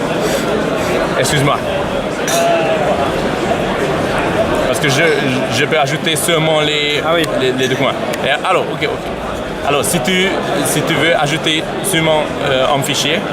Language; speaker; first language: French; non-native, learner; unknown